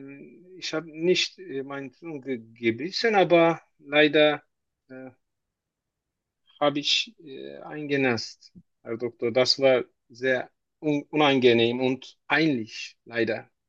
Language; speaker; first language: German; non-native, learner; Turkish